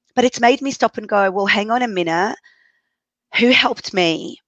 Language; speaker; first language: English; early bilingual, other home language; Arabic